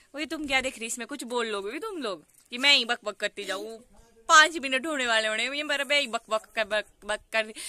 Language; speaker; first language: Hindi; non-native, local second language; Pahari-Potwari